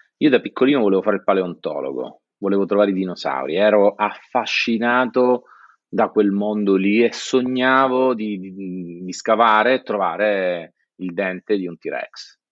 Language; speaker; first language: Italian; native; Italian